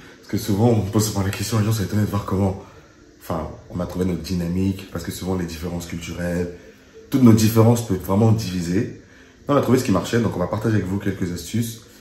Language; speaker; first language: French; early bilingual, other home language; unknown